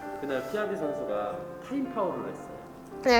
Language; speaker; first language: Korean; native; Korean